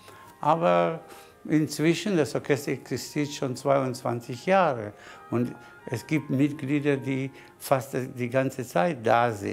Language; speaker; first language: German; non-native, fluent; Spanish